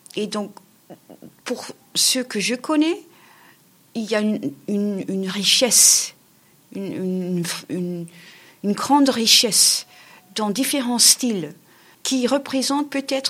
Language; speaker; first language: French; native; French